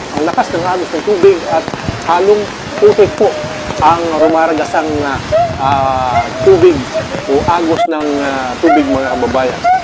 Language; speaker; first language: Filipino; non-native, local second language; Cebuano